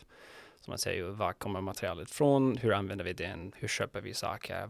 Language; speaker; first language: Swedish; non-native, fluent; German